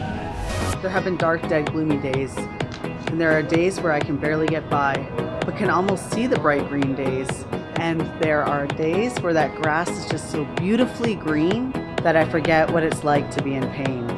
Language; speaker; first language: English; native; English